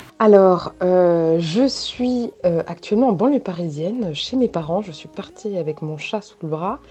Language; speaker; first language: French; native; French